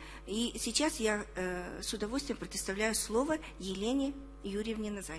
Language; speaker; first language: Russian; native; Russian